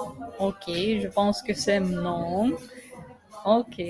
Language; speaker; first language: French; non-native, learner; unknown